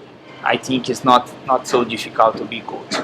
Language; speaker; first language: English; non-native, learner; Portuguese